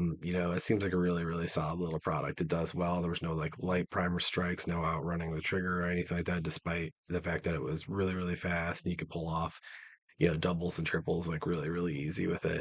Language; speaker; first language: English; native; English